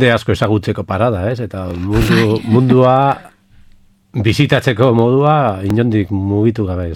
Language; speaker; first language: Basque; native; Basque